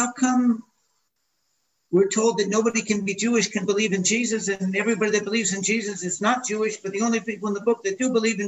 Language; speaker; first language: English; native; English